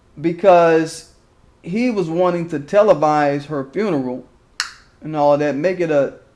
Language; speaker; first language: English; native; English